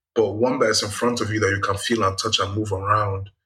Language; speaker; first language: English; non-native, local second language; Yoruba